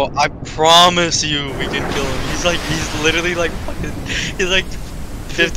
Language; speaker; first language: English; native; English